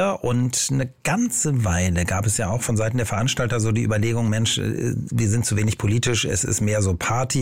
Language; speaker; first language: German; native; German